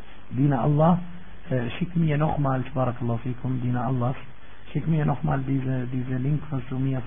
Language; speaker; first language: German; non-native, fluent; Arabic